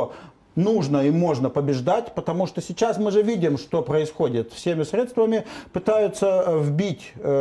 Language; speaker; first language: Russian; native; Russian